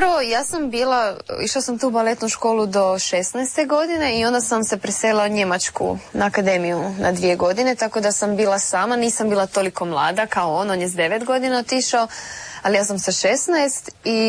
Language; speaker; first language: Serbian; native; Serbian